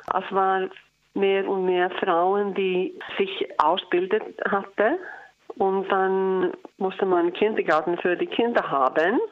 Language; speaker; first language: German; non-native, learner; Icelandic